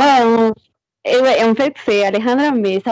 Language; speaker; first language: French; non-native, learner; Spanish